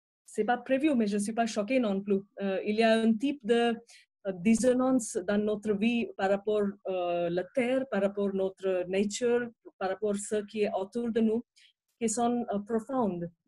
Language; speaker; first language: French; non-native, fluent; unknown